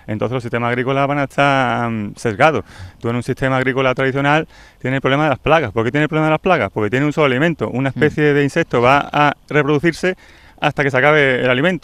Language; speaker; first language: Spanish; native; Spanish